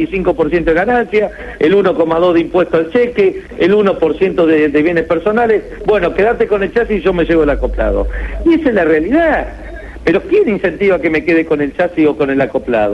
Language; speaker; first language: Spanish; native; Spanish